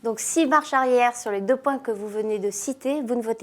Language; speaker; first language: French; native; French